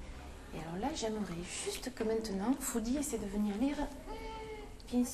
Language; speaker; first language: French; native; French